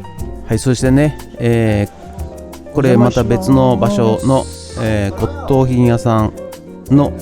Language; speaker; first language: Japanese; native; Japanese